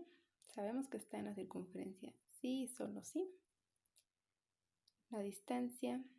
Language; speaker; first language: Spanish; native; Spanish